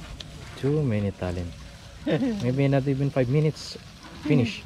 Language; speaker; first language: English; non-native, learner; Filipino